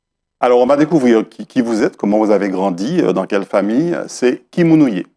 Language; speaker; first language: French; native; French